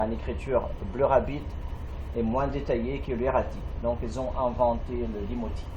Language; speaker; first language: French; non-native, fluent; Arabic